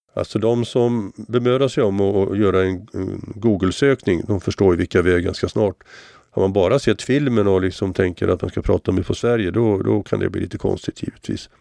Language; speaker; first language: Swedish; native; Swedish